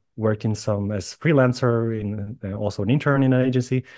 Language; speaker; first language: English; non-native, fluent; Portuguese